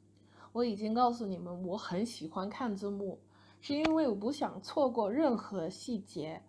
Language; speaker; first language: Chinese; non-native, fluent; English